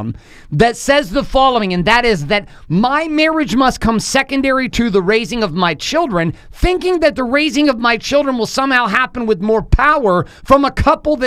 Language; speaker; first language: English; native; English